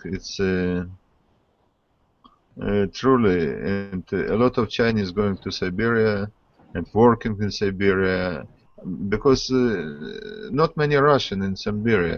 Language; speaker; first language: English; non-native, learner; Russian